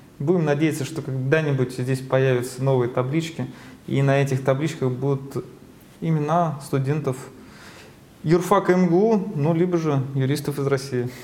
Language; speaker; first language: Russian; native; Russian